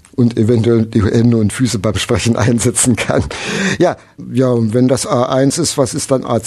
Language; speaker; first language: German; native; German